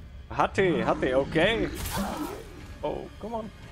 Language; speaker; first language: English; non-native, learner; Czech